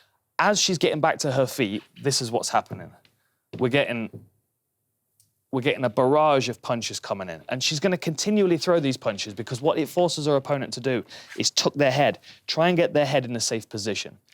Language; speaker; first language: English; native; English